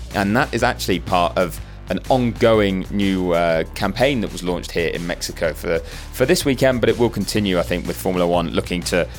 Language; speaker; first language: English; native; English